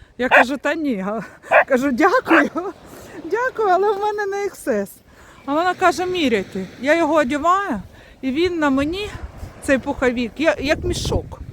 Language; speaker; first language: Ukrainian; native; Ukrainian